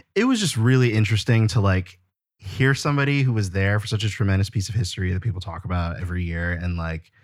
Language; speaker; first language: English; native; English